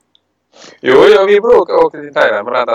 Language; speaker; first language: Swedish; non-native, fluent; Thai